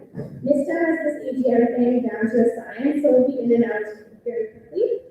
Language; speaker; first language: English; native; English